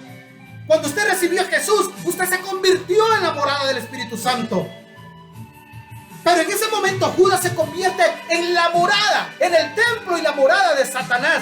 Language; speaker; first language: Spanish; native; Spanish